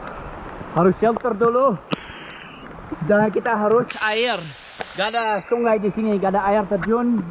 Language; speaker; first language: Indonesian; non-native, fluent; English